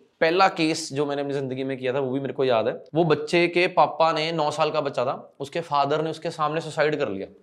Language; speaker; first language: Hindi; non-native, local second language; Punjabi